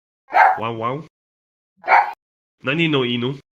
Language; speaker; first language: Japanese; non-native, learner; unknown